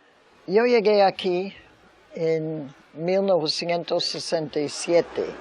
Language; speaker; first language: Spanish; early bilingual, other home language; English